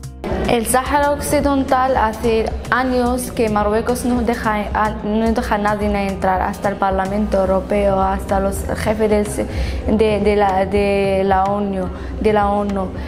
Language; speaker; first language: Spanish; non-native, fluent; Arabic